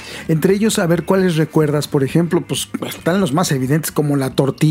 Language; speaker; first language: Spanish; native; Spanish